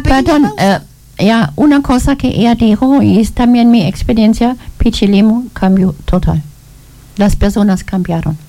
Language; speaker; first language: Spanish; non-native, learner; German